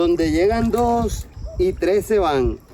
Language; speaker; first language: Spanish; native; Spanish